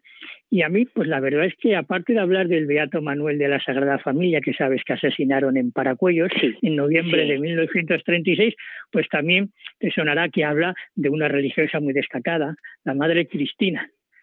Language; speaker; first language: Spanish; native; Spanish